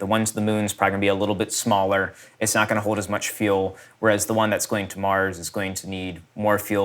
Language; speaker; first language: English; native; English